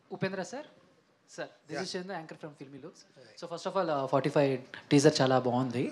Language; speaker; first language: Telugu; native; Telugu